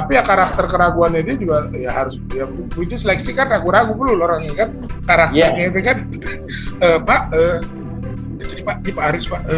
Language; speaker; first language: Indonesian; native; Indonesian